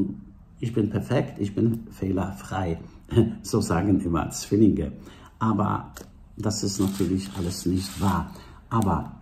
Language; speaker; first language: German; non-native, fluent; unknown